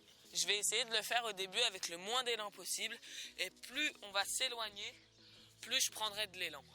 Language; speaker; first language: French; native; French